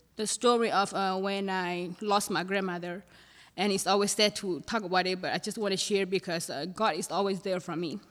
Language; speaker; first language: English; non-native, fluent; Thai